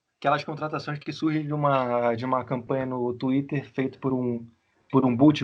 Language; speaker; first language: Portuguese; native; Portuguese